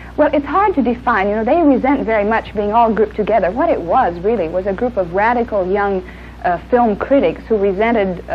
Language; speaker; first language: English; native; English